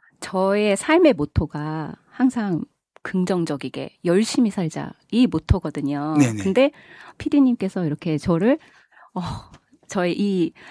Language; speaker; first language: Korean; native; Korean